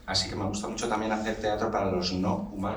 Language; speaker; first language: Spanish; native; Spanish